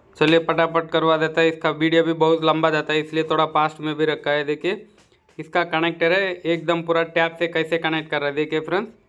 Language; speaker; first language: Hindi; non-native, local second language; Tamil